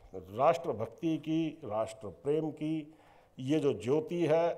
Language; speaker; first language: Hindi; native; Hindi